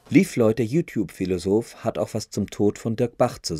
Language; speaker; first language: German; native; German